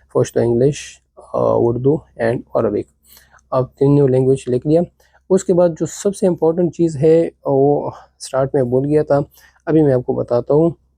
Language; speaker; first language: Urdu; non-native, local second language; Pashto